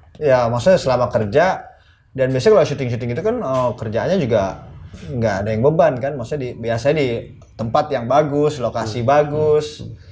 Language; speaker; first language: Indonesian; native; Indonesian